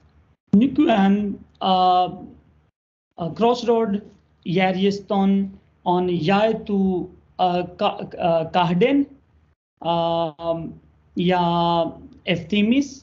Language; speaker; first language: Finnish; non-native, learner; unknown